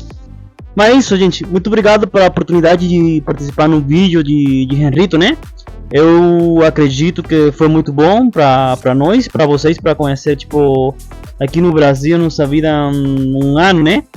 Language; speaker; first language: Portuguese; non-native, learner; Spanish